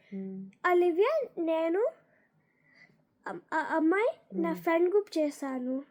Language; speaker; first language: Telugu; early bilingual, heritage; Telugu